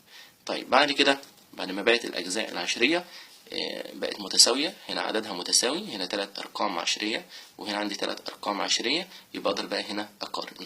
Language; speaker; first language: Arabic; native; Arabic